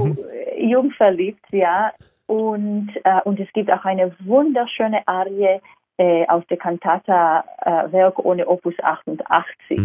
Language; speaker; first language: German; non-native, fluent; Hebrew